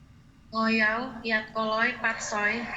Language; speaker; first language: Cantonese; non-native, learner; Indonesian